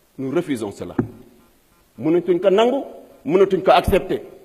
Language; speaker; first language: Wolof; non-native, local second language; Fula